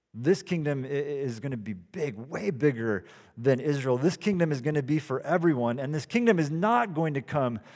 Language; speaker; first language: English; early bilingual, other home language; Dutch